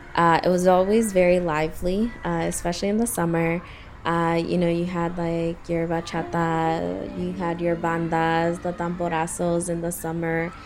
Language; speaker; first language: English; early bilingual, other home language; Spanish